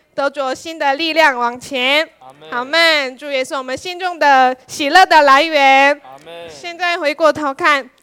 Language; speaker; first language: Chinese; non-native, fluent; Korean